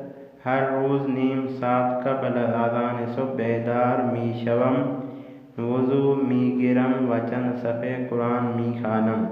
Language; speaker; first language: Persian; non-native, fluent; Urdu